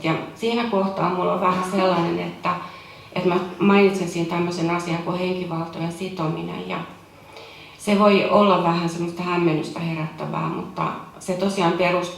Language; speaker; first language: Finnish; native; Finnish